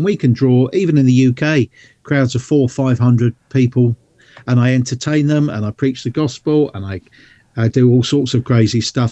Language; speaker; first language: English; native; English